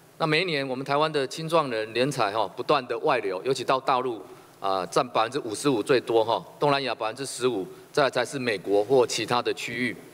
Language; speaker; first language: Chinese; native; Chinese